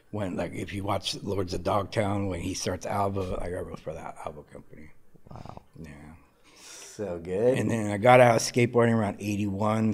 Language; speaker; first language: English; native; English